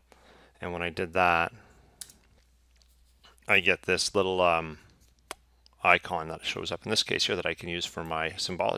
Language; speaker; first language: English; native; English